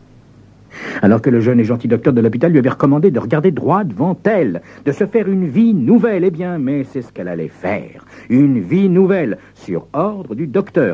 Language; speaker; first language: French; native; French